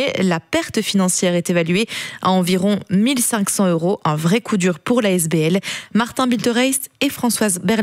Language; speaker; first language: French; native; French